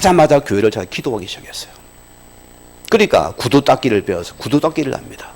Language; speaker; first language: Korean; native; Korean